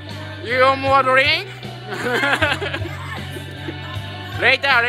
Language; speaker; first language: English; non-native, learner; Japanese